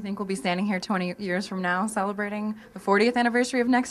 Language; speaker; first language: English; native; English